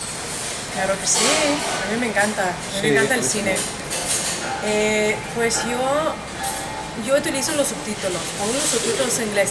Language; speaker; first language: Spanish; non-native, fluent; English